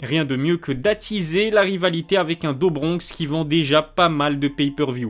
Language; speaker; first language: French; native; French